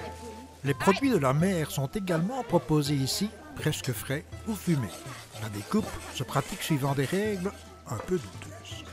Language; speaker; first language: French; native; French